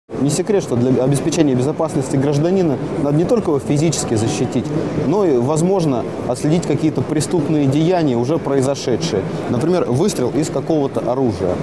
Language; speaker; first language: Russian; native; Russian